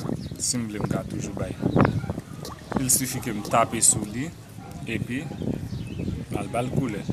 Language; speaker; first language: French; non-native, local second language; Haitian Creole